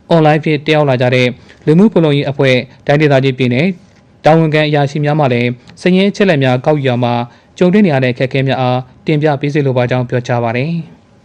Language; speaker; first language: Burmese; native; Burmese